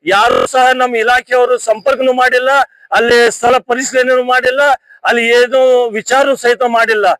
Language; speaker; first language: Kannada; non-native, local second language; Urdu